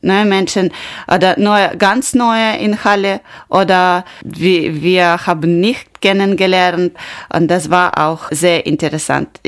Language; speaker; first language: German; non-native, learner; Ukrainian